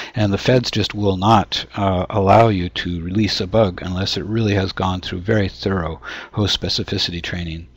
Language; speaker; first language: English; native; English